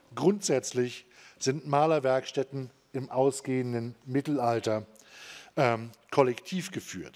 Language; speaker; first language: German; native; German